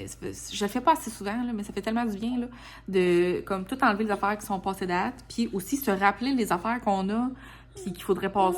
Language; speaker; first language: French; native; French